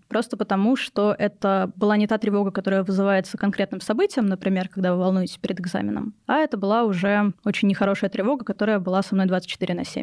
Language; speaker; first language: Russian; native; Russian